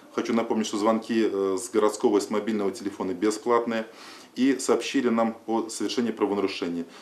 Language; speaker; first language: Russian; native; Russian